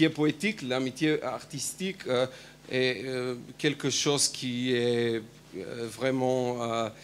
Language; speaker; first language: French; non-native, fluent; Macedonian